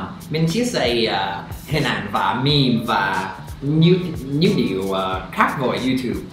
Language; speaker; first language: Vietnamese; non-native, fluent; English